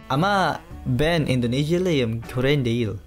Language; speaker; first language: Turkish; non-native, learner; Indonesian